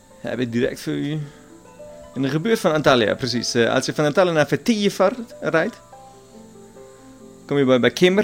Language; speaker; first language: Dutch; non-native, learner; German